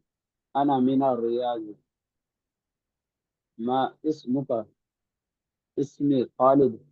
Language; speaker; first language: Arabic; non-native, learner; Urdu